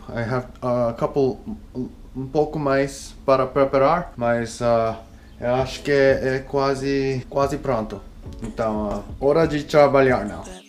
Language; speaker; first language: Portuguese; non-native, learner; English